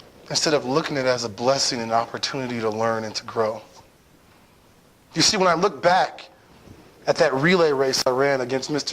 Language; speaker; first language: English; native; English